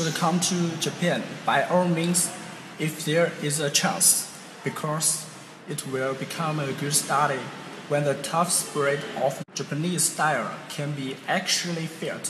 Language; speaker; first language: English; non-native, learner; Chinese